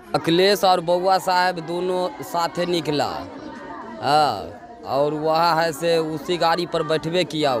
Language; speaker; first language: Hindi; non-native, local second language; Maithili